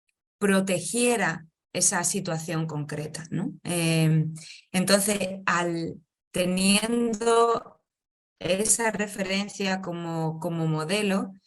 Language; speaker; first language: Spanish; native; Spanish